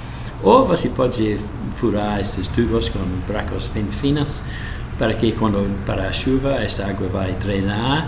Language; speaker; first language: Portuguese; non-native, learner; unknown